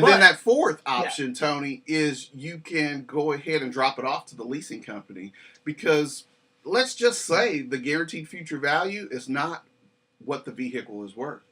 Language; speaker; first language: English; native; English